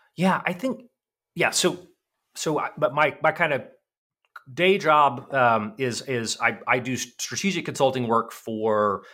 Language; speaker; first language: English; native; English